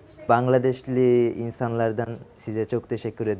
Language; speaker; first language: Turkish; non-native, fluent; Bangla